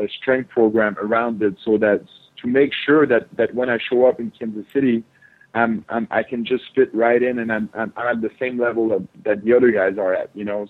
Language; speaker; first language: English; non-native, fluent; French